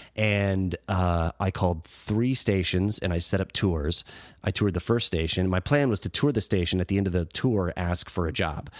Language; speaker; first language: English; native; English